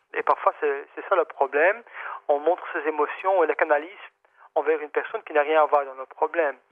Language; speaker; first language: French; non-native, fluent; Dutch